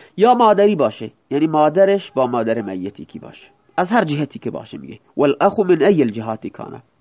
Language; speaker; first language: Persian; non-native, local second language; Baluchi